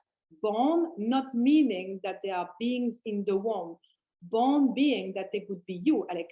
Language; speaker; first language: English; non-native, fluent; French